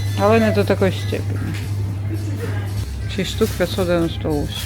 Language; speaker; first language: Polish; non-native, learner; Ukrainian